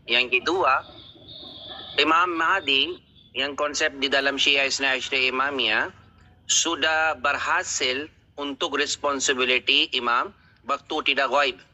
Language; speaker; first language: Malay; non-native, learner; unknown